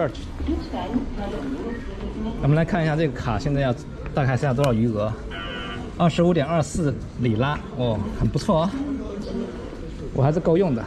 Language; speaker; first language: English; non-native, learner; Chinese